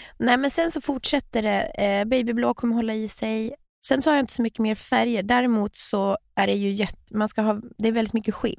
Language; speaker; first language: Swedish; native; Swedish